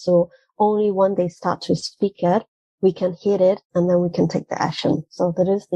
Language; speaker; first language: English; non-native, fluent; Burmese